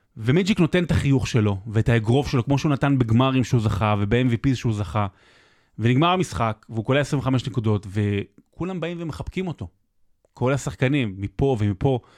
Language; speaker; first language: Hebrew; native; Hebrew